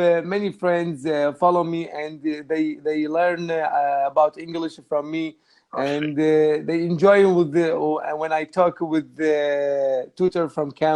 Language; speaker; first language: English; non-native, learner; Arabic